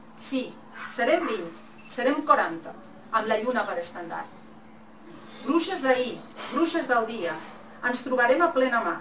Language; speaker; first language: Catalan; non-native, local second language; Spanish